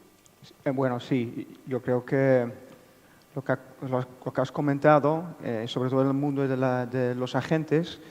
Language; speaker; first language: Spanish; non-native, fluent; Dutch